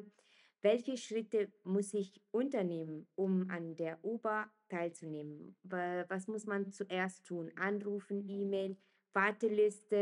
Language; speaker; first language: German; non-native, fluent; Italian